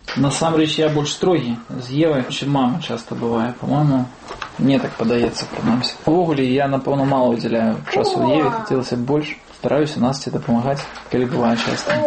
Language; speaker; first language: Belarusian; non-native, local second language; Russian